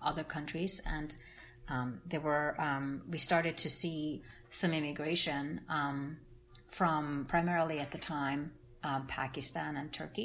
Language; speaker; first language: English; non-native, fluent; Norwegian